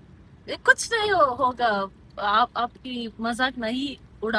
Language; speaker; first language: Hindi; non-native, local second language; Kannada